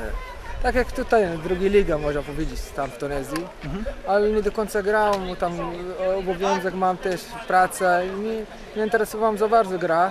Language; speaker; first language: Polish; non-native, learner; Arabic